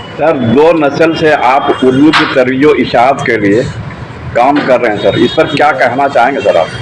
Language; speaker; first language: Urdu; native; Urdu